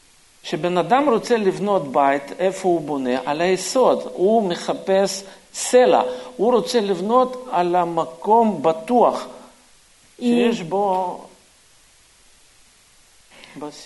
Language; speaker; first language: Hebrew; non-native, fluent; Russian